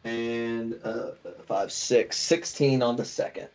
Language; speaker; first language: English; native; English